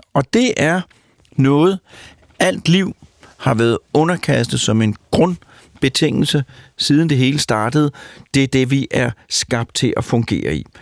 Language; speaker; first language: Danish; native; Danish